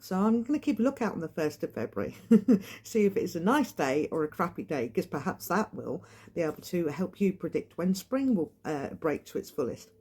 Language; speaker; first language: English; native; English